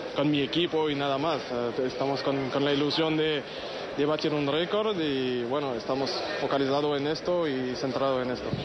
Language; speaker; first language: Spanish; non-native, fluent; French